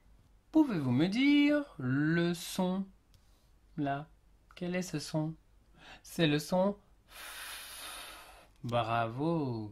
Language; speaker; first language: French; native; French